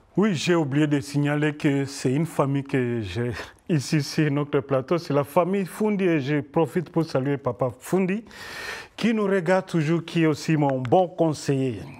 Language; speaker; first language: French; non-native, local second language; Swahili